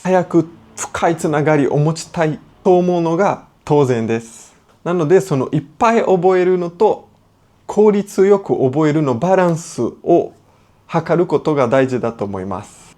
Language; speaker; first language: Japanese; non-native, fluent; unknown